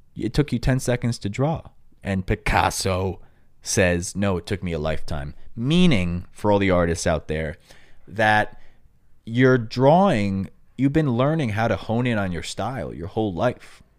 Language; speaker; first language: English; native; English